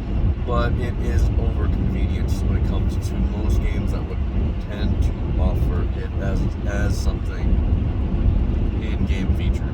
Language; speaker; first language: English; native; English